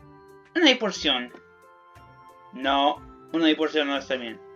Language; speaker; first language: Spanish; non-native, learner; English